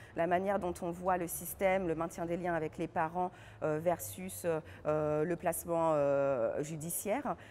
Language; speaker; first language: French; native; French